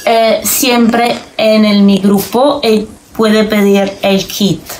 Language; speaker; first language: Spanish; non-native, learner; Italian